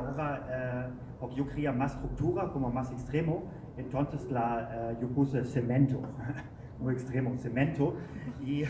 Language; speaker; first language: Spanish; non-native, learner; German